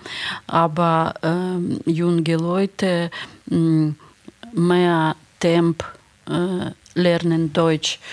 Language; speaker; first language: German; non-native, learner; Ukrainian